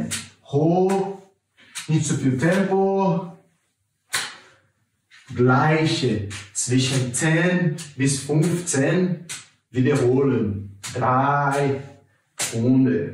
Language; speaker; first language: German; non-native, learner; Portuguese